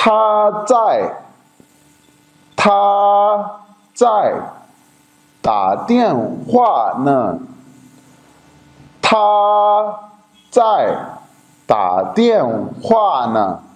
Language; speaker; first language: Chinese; non-native, fluent; Urdu